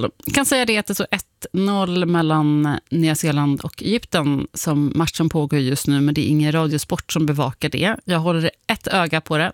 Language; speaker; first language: Swedish; native; Swedish